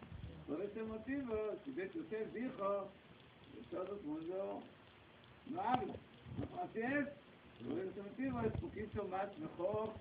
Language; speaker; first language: Spanish; non-native, learner; Hebrew